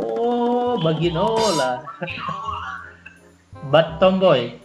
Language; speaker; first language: English; non-native, learner; Indonesian